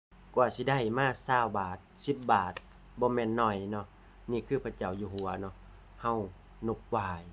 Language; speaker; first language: Thai; non-native, local second language; Lao